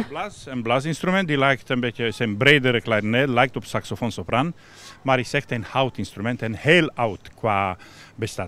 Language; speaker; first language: Dutch; non-native, fluent; Romanian